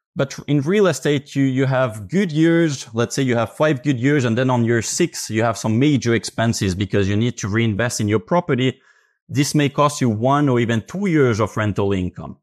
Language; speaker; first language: English; non-native, fluent; Finnish